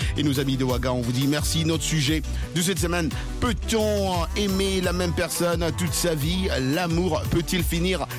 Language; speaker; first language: French; non-native, local second language; Lingala